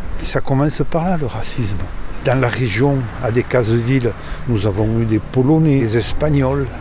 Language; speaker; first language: French; native; French